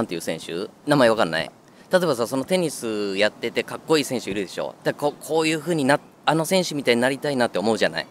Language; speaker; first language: Japanese; native; Japanese